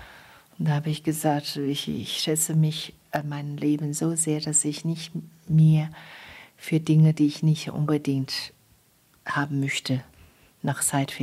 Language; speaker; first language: German; non-native, fluent; Chinese